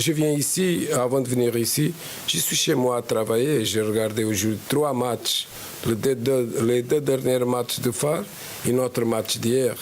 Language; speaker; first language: French; non-native, fluent; Portuguese